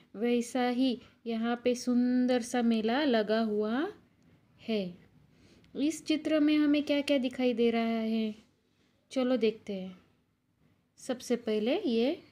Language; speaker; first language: Hindi; non-native, local second language; Marathi